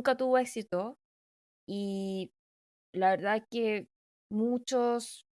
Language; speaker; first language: Spanish; non-native, fluent; Korean